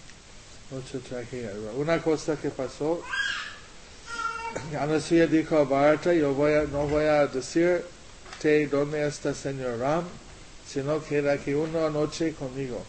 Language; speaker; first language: Spanish; non-native, learner; English